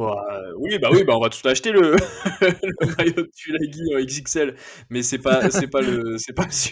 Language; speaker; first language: French; native; French